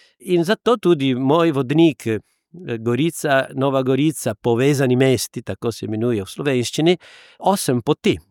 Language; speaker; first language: Slovenian; non-native, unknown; Italian